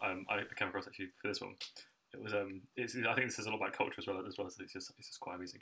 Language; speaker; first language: English; native; English